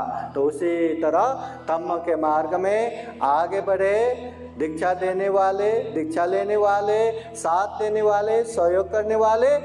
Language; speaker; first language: Hindi; non-native, local second language; Marathi